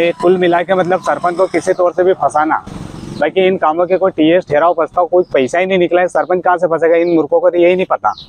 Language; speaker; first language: Hindi; native; Hindi